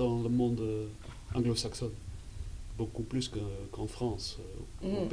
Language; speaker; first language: French; non-native, fluent; Dutch